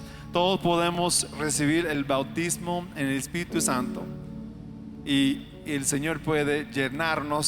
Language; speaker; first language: Spanish; non-native, fluent; English